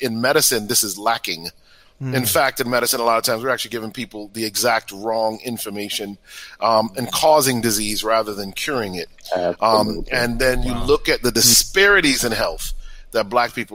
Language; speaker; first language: English; native; English